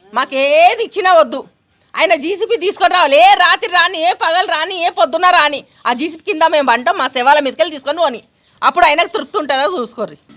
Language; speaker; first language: Telugu; native; Telugu